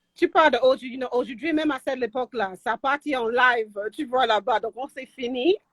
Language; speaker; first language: French; non-native, fluent; English